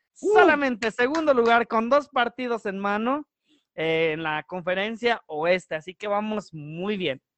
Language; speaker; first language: Spanish; early bilingual, heritage; Spanish